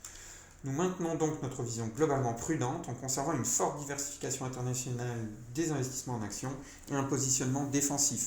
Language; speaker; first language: French; native; French